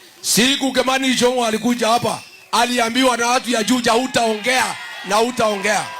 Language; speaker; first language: Swahili; non-native, local second language; Kikuyu